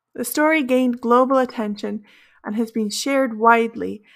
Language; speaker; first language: English; native; English